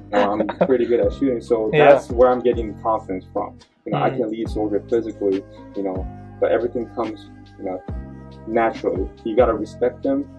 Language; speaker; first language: English; non-native, learner; Korean